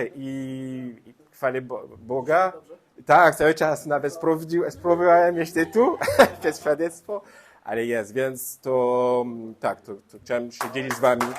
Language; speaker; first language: Polish; non-native, learner; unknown